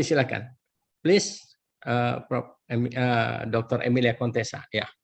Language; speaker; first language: English; non-native, learner; Indonesian